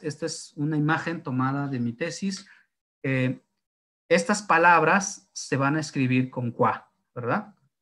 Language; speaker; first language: Spanish; non-native, local second language; Zapotec